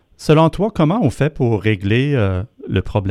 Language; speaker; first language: French; native; French